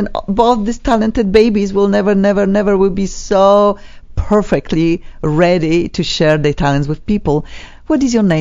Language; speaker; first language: English; non-native, fluent; Polish